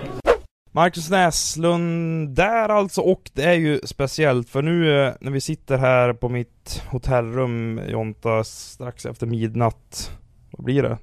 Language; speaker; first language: Swedish; native; Swedish